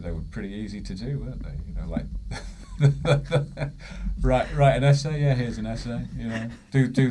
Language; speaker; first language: English; native; English